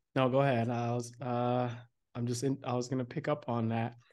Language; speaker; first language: English; early bilingual, other home language; Yoruba